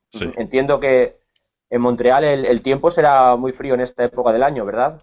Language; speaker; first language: Spanish; native; Spanish